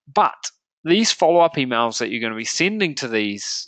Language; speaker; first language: English; native; English